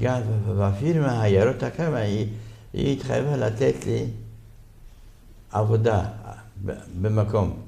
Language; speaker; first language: Hebrew; non-native, fluent; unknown